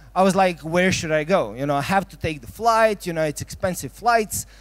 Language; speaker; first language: English; non-native, fluent; Croatian